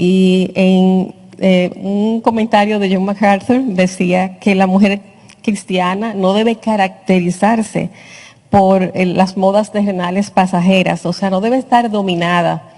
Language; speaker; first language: Spanish; non-native, fluent; English